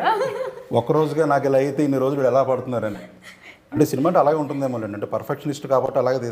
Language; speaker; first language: Telugu; native; Telugu